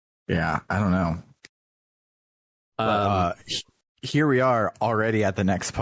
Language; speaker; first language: English; native; English